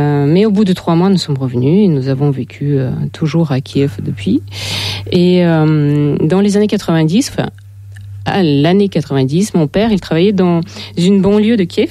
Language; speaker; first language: French; non-native, fluent; Russian